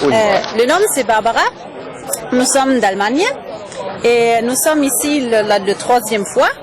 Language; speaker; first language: French; non-native, learner; German